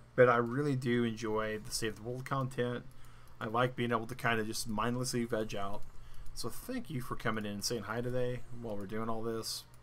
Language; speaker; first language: English; native; English